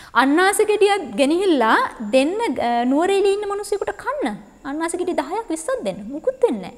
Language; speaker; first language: Sinhala; native; Sinhala